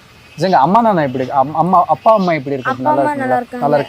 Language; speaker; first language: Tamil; non-native, local second language; Telugu